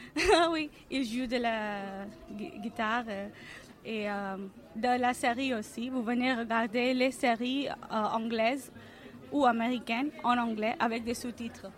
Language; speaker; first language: French; non-native, fluent; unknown